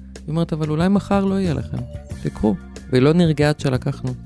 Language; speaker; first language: Hebrew; non-native, fluent; Lithuanian